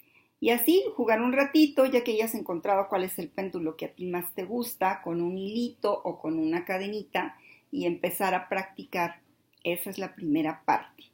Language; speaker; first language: Spanish; native; Spanish